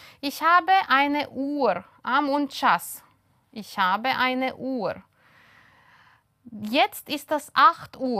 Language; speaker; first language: German; non-native, fluent; Romanian